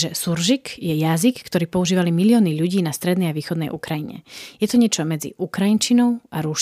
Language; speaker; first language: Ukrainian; non-native, learner; Slovak